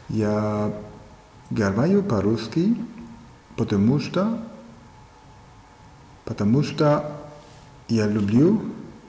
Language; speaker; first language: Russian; non-native, learner; German